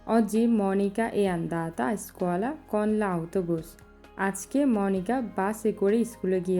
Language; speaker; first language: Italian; non-native, fluent; Bangla